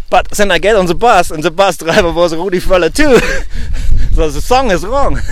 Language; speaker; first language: English; non-native, learner; German